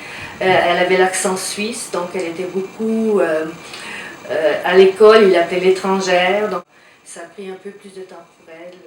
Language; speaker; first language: French; native; French